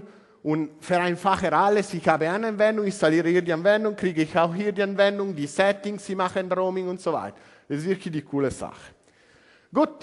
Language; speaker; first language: German; non-native, learner; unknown